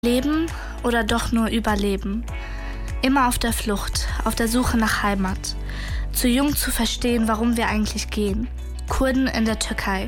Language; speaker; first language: German; early bilingual, other home language; Kurdish